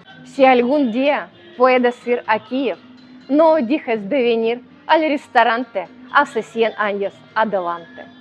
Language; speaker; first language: Spanish; non-native, learner; Ukrainian